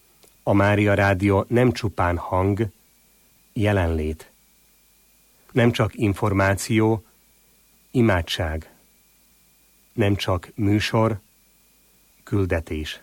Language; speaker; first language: Hungarian; native; Hungarian